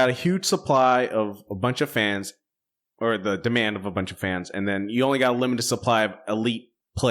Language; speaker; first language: English; native; English